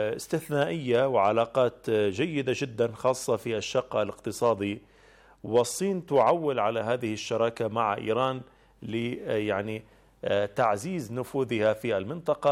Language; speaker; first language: Arabic; native; Arabic